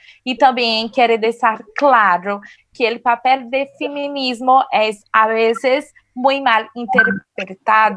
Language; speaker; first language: Spanish; non-native, fluent; Portuguese